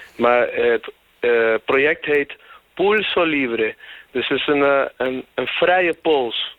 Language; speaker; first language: Dutch; native; Dutch